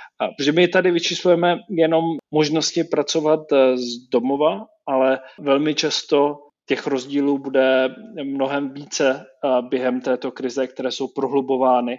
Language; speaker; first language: Czech; native; Czech